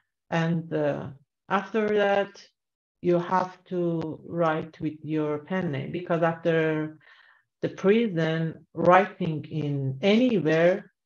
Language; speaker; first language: English; non-native, learner; Persian